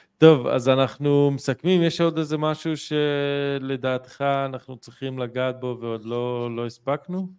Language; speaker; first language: Hebrew; non-native, local second language; Arabic